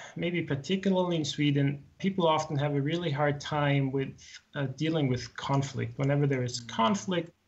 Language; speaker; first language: English; non-native, fluent; German